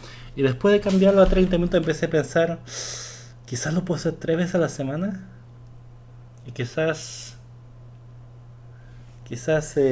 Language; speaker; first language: Spanish; non-native, fluent; Korean